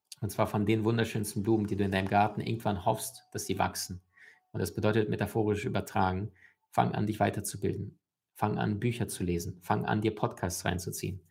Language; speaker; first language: German; early bilingual, other home language; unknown